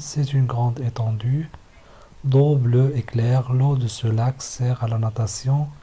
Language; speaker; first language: French; non-native, local second language; Arabic